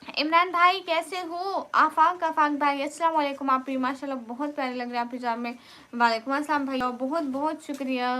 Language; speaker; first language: Urdu; non-native, local second language; Punjabi